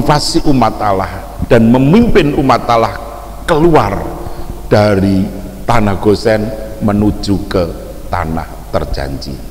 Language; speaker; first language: Indonesian; native; Indonesian